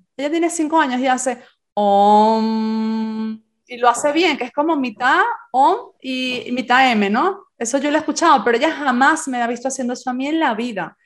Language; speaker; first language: Spanish; native; Spanish